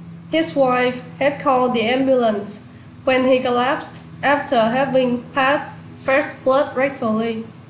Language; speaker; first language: English; non-native, fluent; Vietnamese